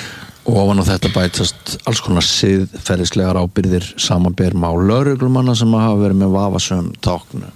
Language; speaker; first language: Icelandic; native; Icelandic